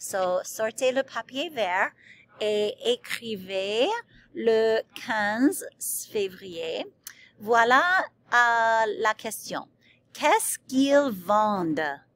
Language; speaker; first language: French; non-native, fluent; English